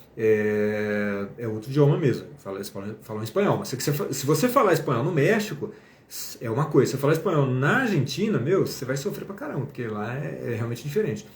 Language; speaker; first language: Portuguese; native; Portuguese